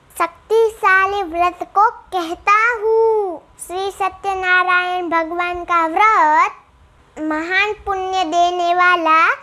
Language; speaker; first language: Hindi; non-native, local second language; Gujarati